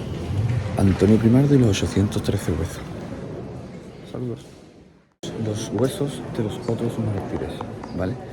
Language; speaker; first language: Spanish; native; Spanish